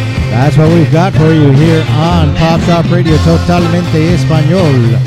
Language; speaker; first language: English; native; English